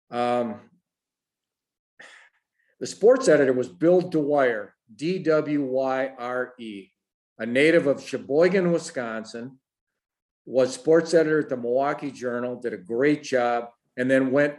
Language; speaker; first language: English; native; English